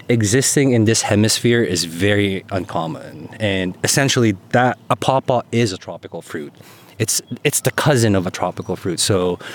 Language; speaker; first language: English; non-native, local second language; Filipino